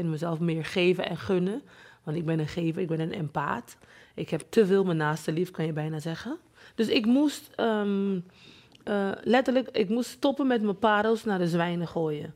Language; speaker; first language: Dutch; non-native, fluent; English